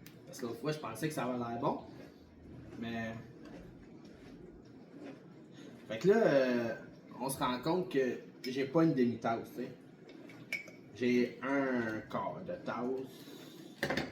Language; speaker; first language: French; native; French